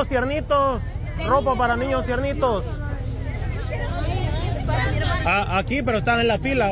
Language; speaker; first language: Spanish; native; Spanish